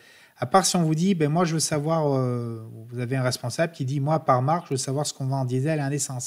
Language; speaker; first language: French; native; French